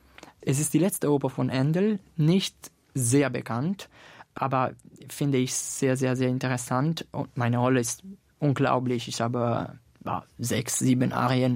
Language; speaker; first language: German; non-native, learner; Italian